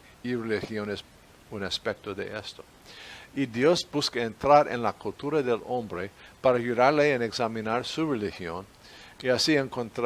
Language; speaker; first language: Spanish; non-native, fluent; English